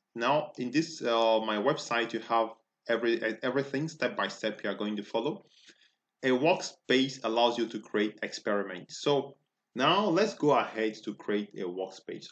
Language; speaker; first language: English; non-native, local second language; Igbo